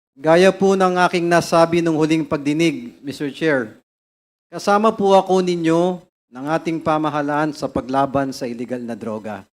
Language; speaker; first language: Filipino; native; Filipino